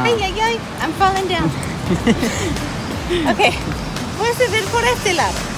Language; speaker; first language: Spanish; non-native, learner; English